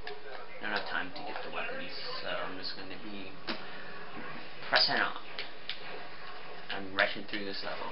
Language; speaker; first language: English; native; English